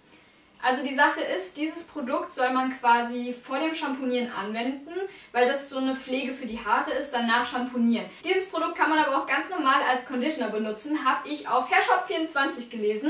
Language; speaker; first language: German; native; German